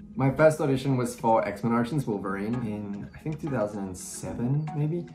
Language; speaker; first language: English; native; English